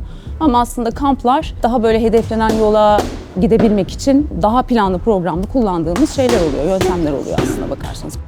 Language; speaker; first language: Turkish; native; Turkish